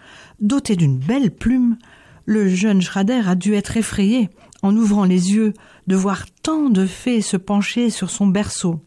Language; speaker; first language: French; native; French